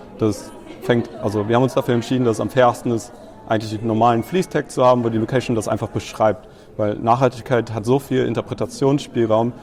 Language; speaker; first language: German; native; German